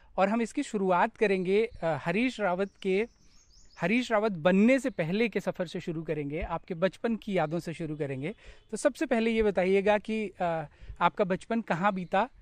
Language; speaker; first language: Hindi; native; Hindi